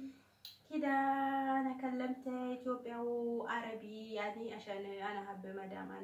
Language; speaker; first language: Arabic; non-native, learner; Oromo